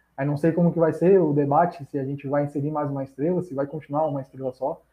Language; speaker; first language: Portuguese; native; Portuguese